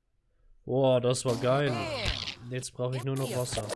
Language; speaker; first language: German; native; German